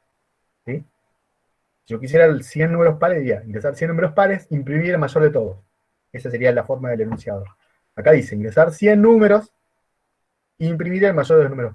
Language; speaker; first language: Spanish; native; Spanish